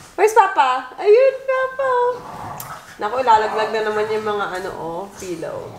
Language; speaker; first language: Filipino; native; Filipino